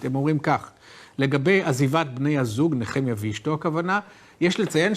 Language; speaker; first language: Hebrew; native; Hebrew